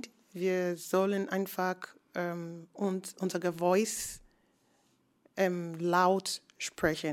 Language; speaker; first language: German; non-native, learner; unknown